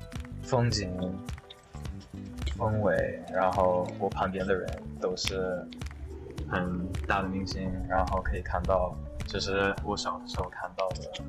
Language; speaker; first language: Chinese; non-native, fluent; English